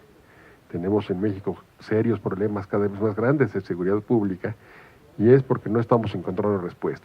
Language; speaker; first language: Spanish; native; Spanish